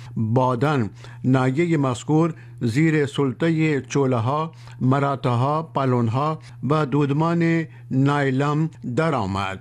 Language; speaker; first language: Persian; non-native, fluent; Urdu